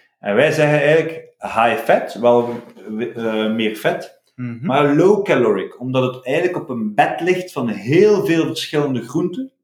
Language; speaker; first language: Dutch; native; Dutch